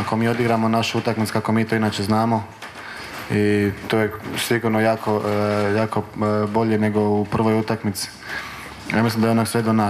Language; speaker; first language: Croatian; early bilingual, heritage; Croatian